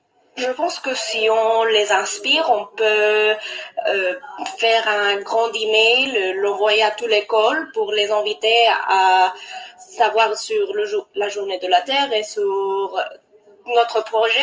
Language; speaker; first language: French; non-native, learner; English